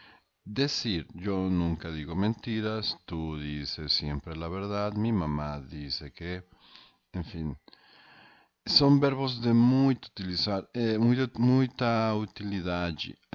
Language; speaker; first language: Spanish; non-native, fluent; Portuguese